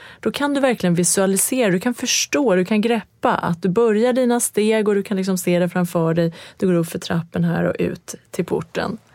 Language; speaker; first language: Swedish; early bilingual, other home language; Persian